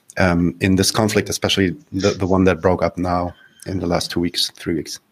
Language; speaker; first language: English; non-native, fluent; Polish